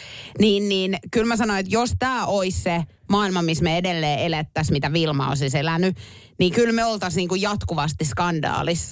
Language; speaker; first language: Finnish; native; Finnish